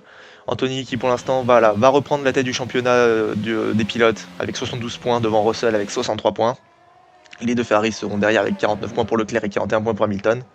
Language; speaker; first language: French; native; French